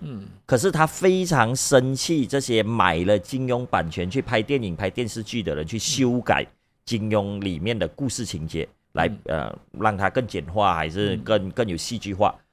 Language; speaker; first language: Chinese; native; Chinese